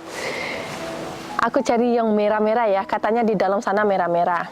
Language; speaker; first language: Indonesian; native; Indonesian